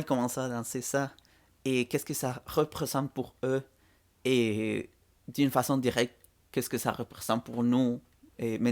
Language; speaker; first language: French; non-native, fluent; Spanish